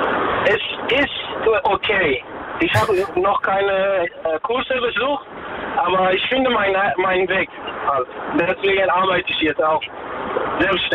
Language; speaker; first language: German; early bilingual, other home language; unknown